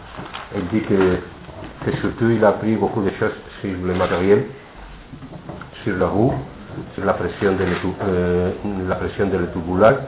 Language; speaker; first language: French; non-native, fluent; Spanish